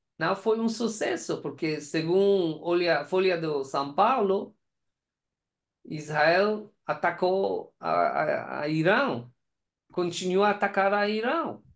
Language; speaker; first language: Portuguese; non-native, learner; Persian